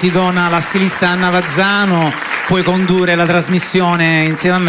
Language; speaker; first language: Italian; native; Italian